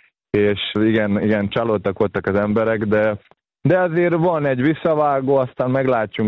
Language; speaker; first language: Hungarian; non-native, fluent; Serbian